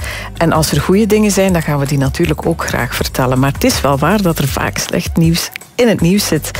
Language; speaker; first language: Dutch; native; Dutch